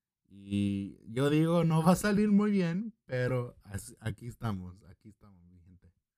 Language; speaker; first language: Spanish; early bilingual, heritage; Spanish